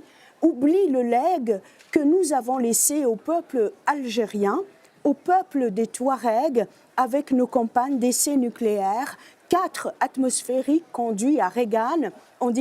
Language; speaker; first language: French; native; French